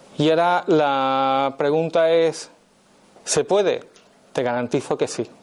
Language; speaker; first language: Spanish; native; Spanish